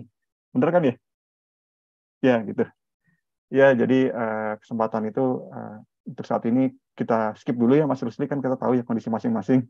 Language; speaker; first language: Indonesian; native; Indonesian